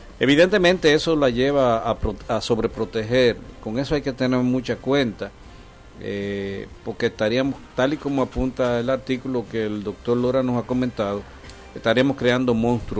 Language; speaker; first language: Spanish; native; Spanish